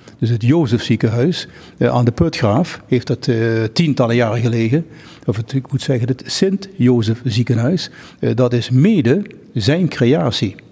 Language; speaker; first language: Dutch; native; Dutch